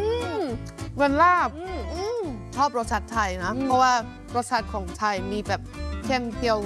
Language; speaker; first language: Thai; non-native, fluent; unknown